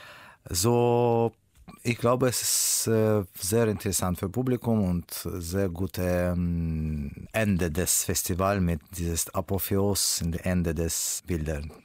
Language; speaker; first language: German; non-native, learner; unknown